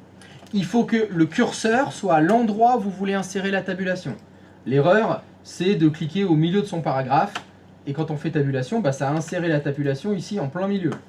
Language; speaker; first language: French; native; French